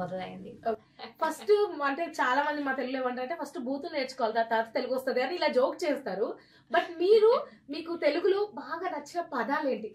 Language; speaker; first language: Telugu; native; Telugu